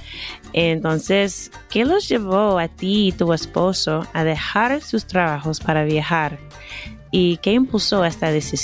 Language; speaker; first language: Spanish; non-native, fluent; English